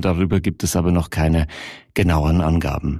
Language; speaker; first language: German; native; German